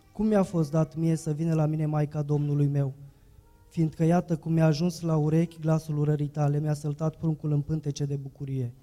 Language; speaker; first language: Romanian; native; Romanian